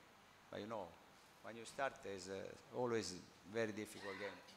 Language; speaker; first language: English; non-native, fluent; Italian